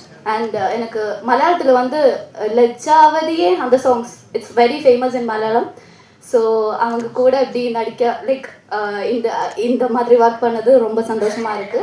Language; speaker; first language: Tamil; non-native, learner; Malayalam